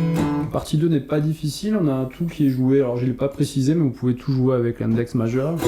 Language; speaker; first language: French; native; French